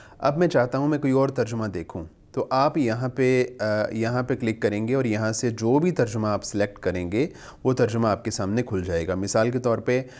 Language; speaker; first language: Urdu; native; Urdu